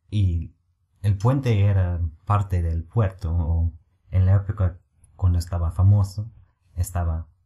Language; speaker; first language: Spanish; non-native, fluent; English